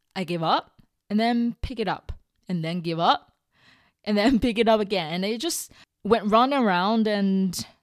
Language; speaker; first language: English; non-native, fluent; Chinese